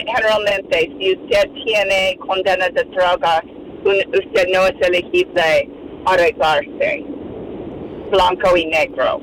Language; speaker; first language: Spanish; non-native, fluent; English